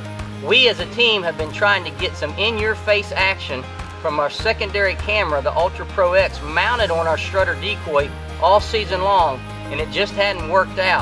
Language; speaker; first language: English; native; English